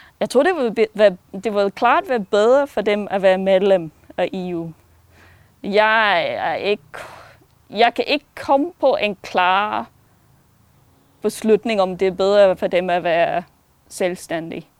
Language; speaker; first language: Danish; non-native, fluent; English